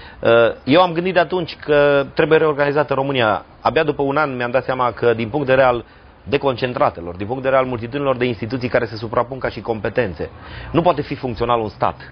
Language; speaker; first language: Romanian; native; Romanian